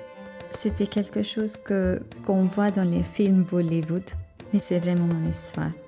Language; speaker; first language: French; non-native, fluent; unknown